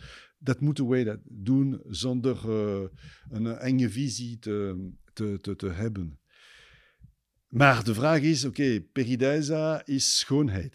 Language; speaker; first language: Dutch; non-native, fluent; French